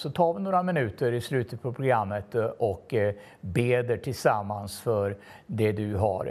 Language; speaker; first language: Swedish; native; Swedish